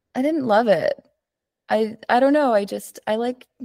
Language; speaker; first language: English; early bilingual, other home language; Spanish